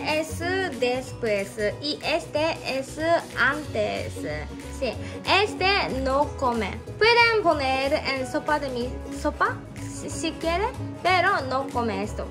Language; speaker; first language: Spanish; non-native, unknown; Japanese